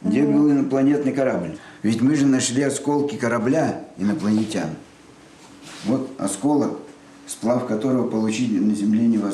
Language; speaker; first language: Russian; native; Russian